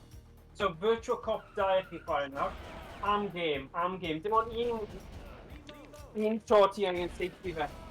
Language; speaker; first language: Welsh; native; Welsh